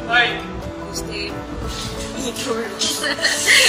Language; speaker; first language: Japanese; non-native, fluent; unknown